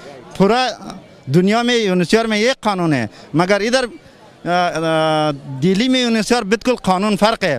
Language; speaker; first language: Hindi; non-native, learner; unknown